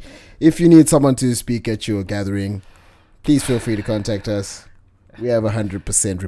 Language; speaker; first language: English; non-native, local second language; Bemba